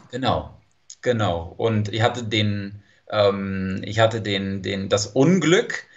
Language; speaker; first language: German; non-native, fluent; English